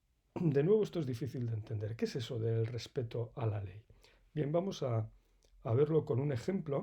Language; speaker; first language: Spanish; native; Spanish